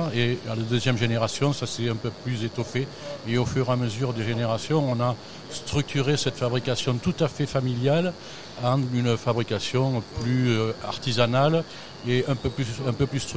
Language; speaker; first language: French; native; French